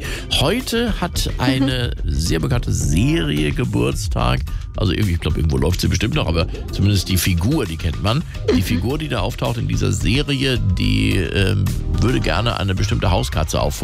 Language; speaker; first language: German; native; German